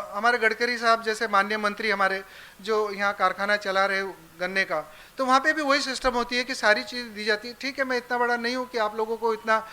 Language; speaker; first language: Hindi; non-native, local second language; Marathi